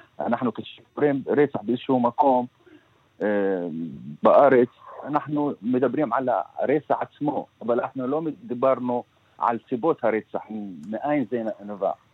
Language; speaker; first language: Hebrew; non-native, local second language; Arabic